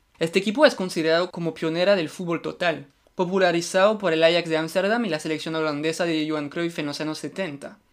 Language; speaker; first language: Spanish; non-native, fluent; French